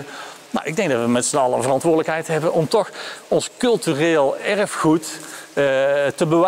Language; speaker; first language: Dutch; native; Dutch